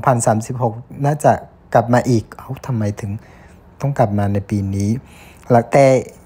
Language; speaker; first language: Thai; non-native, fluent; Vietnamese